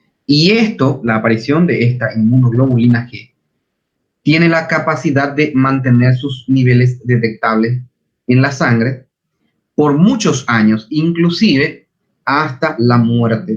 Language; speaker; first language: Spanish; native; Spanish